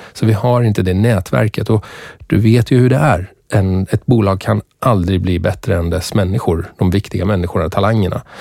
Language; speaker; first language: Swedish; early bilingual, other home language; Persian